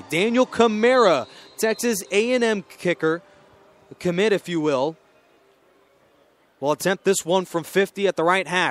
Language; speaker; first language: English; native; English